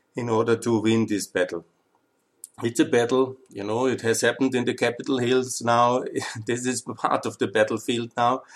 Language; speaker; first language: English; non-native, fluent; German